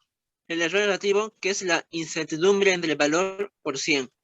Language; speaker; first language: Spanish; native; Spanish